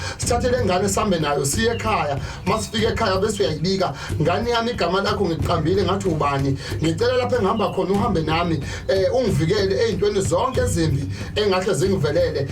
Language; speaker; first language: Zulu; native; Zulu